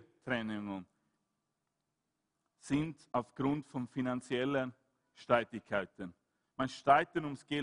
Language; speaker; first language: German; non-native, fluent; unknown